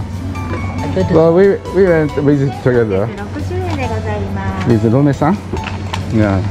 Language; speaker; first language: English; non-native, learner; Japanese